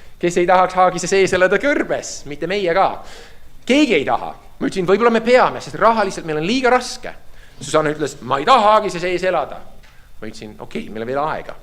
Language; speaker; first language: Estonian; early bilingual, heritage; Estonian